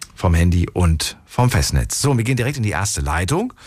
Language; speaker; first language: German; non-native, fluent; Slovak